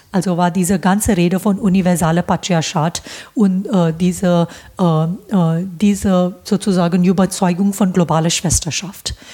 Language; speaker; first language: German; non-native, fluent; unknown